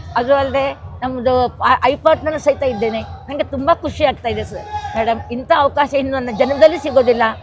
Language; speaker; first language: Kannada; native; Kannada